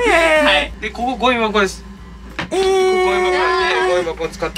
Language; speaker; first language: Japanese; native; Japanese